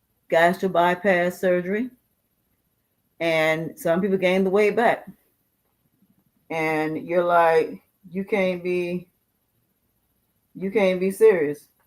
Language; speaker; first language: English; native; English